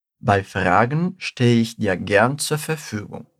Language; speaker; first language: German; non-native, fluent; Portuguese